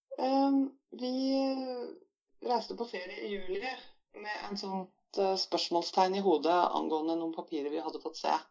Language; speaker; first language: Norwegian; native; Norwegian